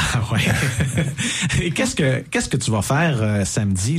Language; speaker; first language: French; native; French